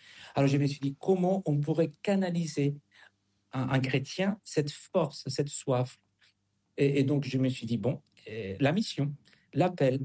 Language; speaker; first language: French; non-native, fluent; Spanish